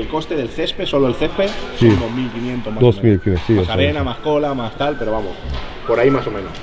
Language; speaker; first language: Spanish; native; Spanish